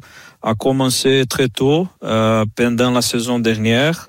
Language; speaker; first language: French; non-native, fluent; Portuguese